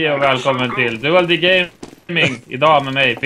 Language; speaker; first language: Swedish; native; Swedish